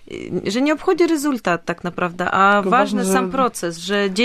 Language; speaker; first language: Polish; non-native, fluent; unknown